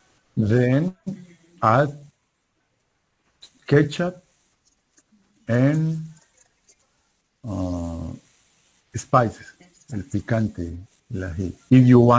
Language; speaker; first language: English; non-native, learner; Spanish